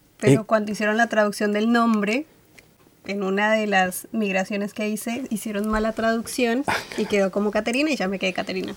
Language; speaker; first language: Spanish; early bilingual, other home language; Russian